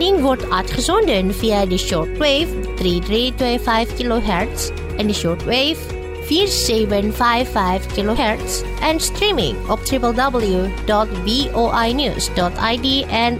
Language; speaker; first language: Dutch; non-native, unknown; Indonesian